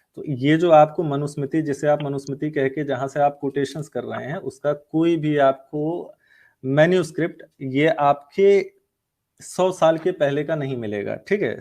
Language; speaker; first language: Hindi; native; Hindi